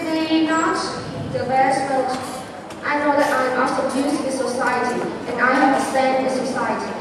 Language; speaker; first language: English; non-native, fluent; Vietnamese